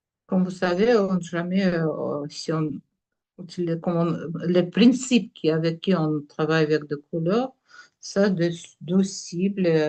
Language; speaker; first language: French; non-native, learner; Russian